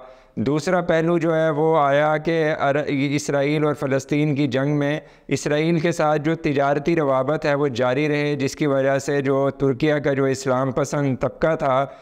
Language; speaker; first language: Urdu; native; Urdu